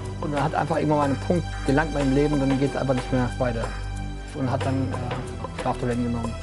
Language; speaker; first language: German; native; German